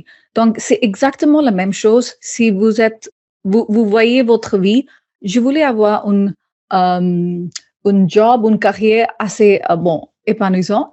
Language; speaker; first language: French; non-native, fluent; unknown